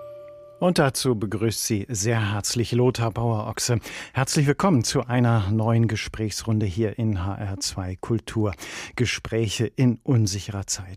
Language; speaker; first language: German; native; German